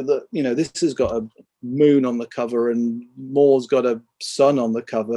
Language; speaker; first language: English; native; English